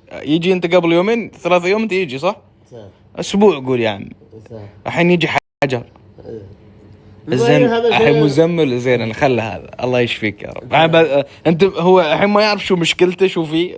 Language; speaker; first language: Arabic; native; Arabic